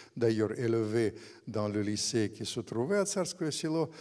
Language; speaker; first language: French; non-native, fluent; Ukrainian